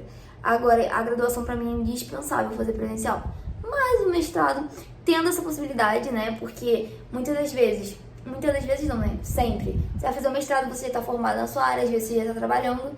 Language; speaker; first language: Portuguese; native; Portuguese